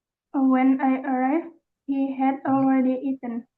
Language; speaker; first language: English; non-native, learner; Indonesian